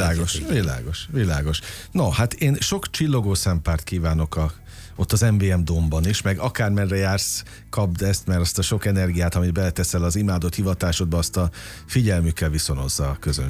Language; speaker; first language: Hungarian; native; Hungarian